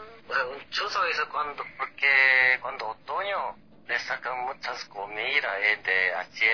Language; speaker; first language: Spanish; non-native, fluent; Korean